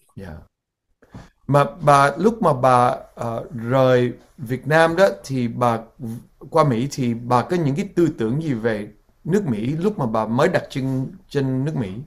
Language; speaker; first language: Vietnamese; early bilingual, heritage; Vietnamese